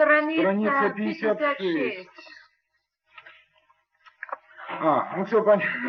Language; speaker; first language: Russian; native; Russian